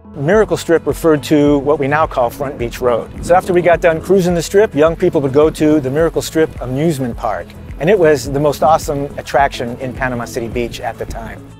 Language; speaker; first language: English; native; English